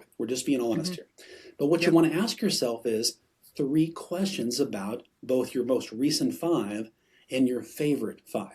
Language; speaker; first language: English; native; English